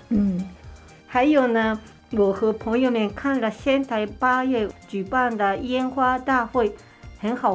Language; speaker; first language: Chinese; non-native, fluent; Japanese